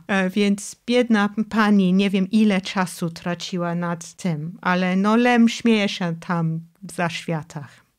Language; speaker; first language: Polish; non-native, fluent; English